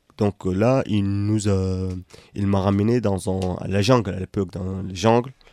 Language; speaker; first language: French; non-native, fluent; Arabic